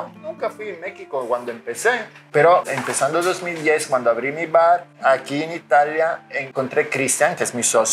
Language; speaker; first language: Spanish; non-native, fluent; Italian